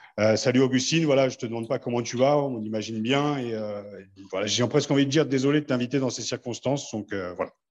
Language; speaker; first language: French; native; French